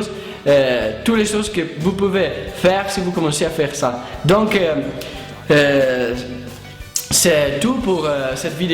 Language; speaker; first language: French; non-native, learner; Italian